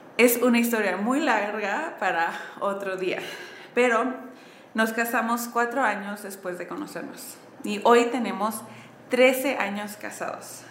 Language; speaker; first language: Spanish; early bilingual, heritage; Spanish